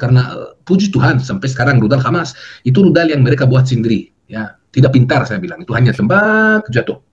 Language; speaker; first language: Indonesian; non-native, fluent; Hebrew